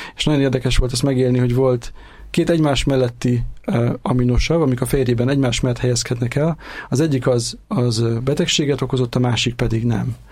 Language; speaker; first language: Hungarian; native; Hungarian